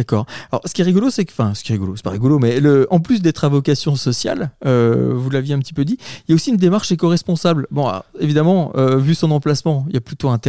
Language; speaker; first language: French; native; French